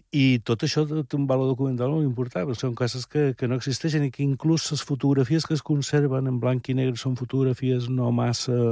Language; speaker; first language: Catalan; native; Catalan